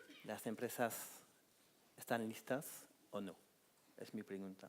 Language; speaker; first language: Spanish; non-native, fluent; French